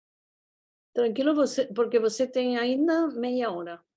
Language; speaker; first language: Portuguese; non-native, fluent; Spanish